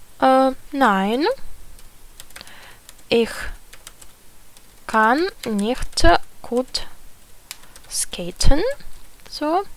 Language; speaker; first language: German; non-native, learner; Ukrainian